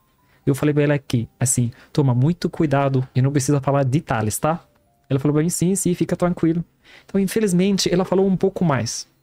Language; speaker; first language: Portuguese; non-native, learner; Arabic